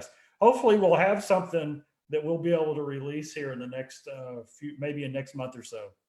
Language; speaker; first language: English; native; English